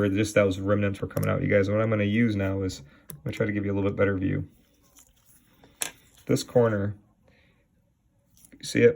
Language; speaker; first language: English; native; English